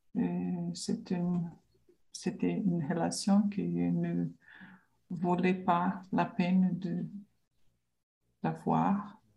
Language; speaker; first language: French; non-native, learner; Portuguese